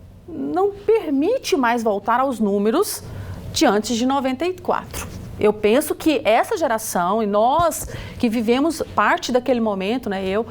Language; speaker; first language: Portuguese; native; Portuguese